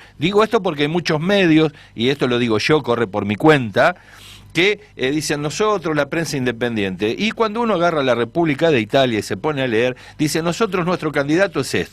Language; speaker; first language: Spanish; native; Spanish